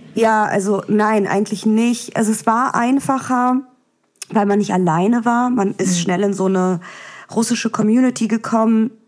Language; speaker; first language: German; early bilingual, other home language; Russian